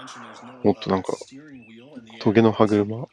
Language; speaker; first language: Japanese; native; Japanese